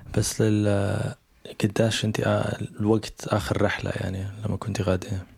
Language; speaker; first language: Arabic; native; Arabic